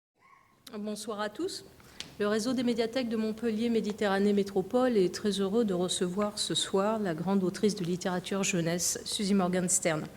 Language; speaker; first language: French; native; French